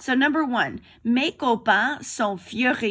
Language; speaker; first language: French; non-native, fluent; English